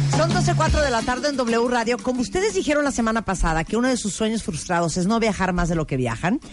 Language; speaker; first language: Spanish; native; Spanish